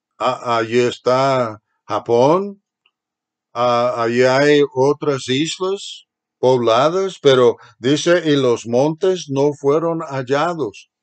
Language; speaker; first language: Spanish; non-native, fluent; English